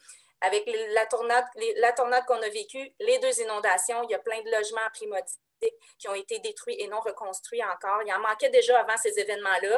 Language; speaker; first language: French; native; French